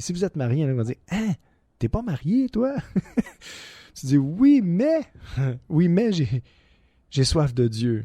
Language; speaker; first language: French; native; French